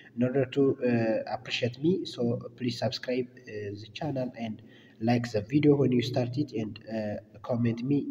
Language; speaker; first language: English; non-native, learner; Amharic